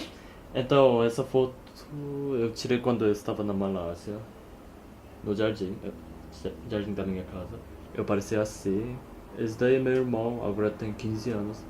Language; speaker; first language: Portuguese; non-native, fluent; Korean